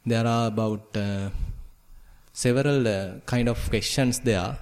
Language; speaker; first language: English; non-native, local second language; Sinhala